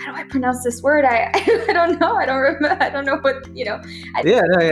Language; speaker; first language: English; early bilingual, other home language; Spanish